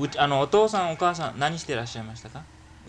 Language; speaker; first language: Japanese; early bilingual, heritage; Japanese